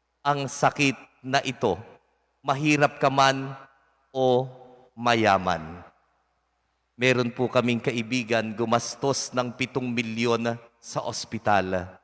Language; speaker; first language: Filipino; native; Filipino